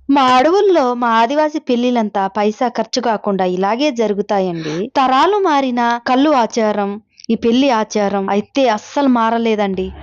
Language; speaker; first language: Telugu; non-native, local second language; Koya